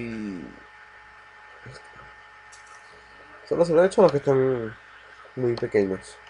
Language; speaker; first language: Spanish; native; Spanish